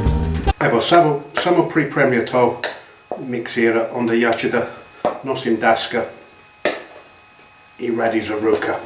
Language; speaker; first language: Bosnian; non-native, learner; English